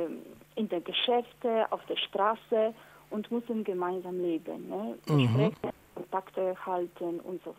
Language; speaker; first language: German; non-native, learner; Polish